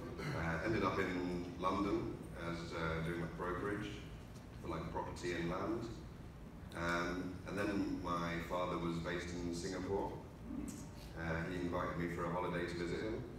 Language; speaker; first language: English; native; English